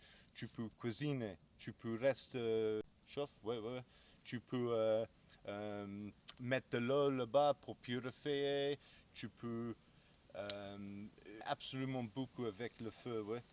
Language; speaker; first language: French; non-native, learner; English